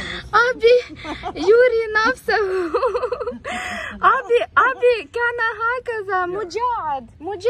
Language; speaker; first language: Arabic; non-native, fluent; Ukrainian